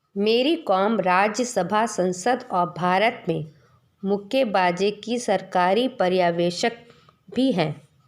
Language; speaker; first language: Hindi; native; Hindi